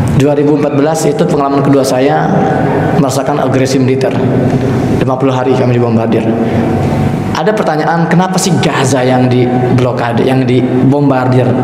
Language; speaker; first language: Indonesian; native; Indonesian